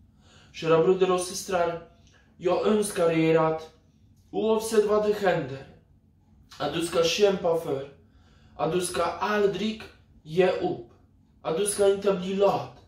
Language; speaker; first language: Swedish; non-native, fluent; Polish